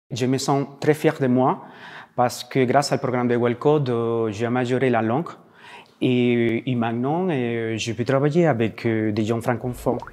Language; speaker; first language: French; non-native, learner; Spanish